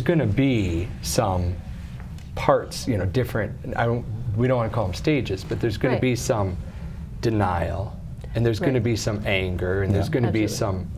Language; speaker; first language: English; native; English